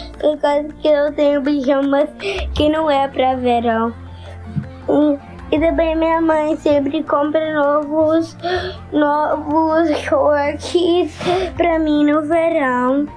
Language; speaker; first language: Portuguese; early bilingual, heritage; Portuguese